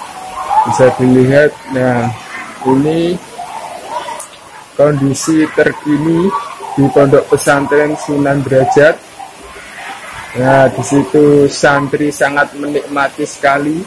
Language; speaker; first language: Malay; non-native, local second language; Javanese